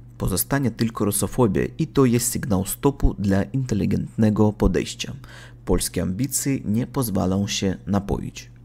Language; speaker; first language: Polish; non-native, learner; Russian